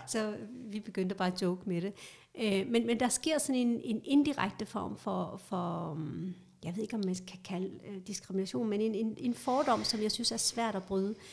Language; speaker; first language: Danish; early bilingual, other home language; Kurdish